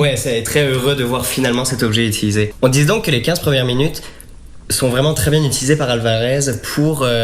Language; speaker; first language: French; native; French